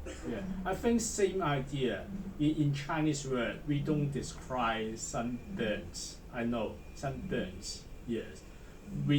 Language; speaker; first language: English; non-native, learner; Chinese